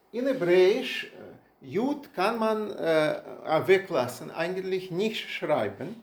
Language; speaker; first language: German; non-native, learner; Russian